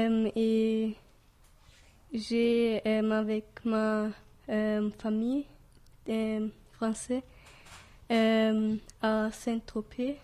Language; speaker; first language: French; non-native, learner; German